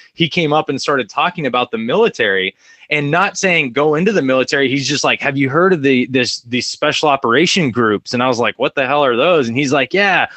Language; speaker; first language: English; native; English